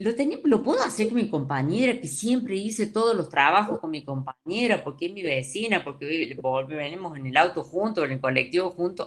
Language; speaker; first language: Spanish; native; Spanish